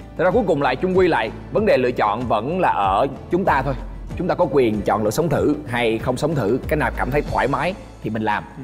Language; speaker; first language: Vietnamese; native; Vietnamese